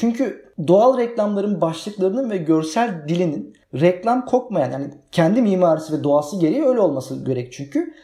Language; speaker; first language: Turkish; native; Turkish